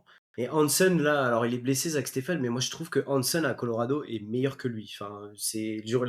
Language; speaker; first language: French; native; French